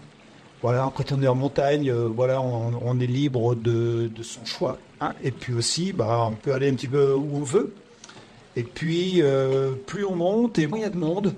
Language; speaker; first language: French; native; French